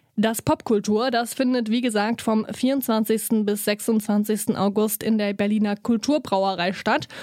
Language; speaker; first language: German; native; German